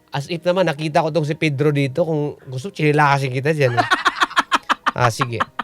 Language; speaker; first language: Filipino; native; Filipino